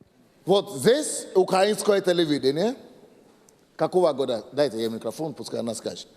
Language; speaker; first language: Russian; non-native, fluent; Yoruba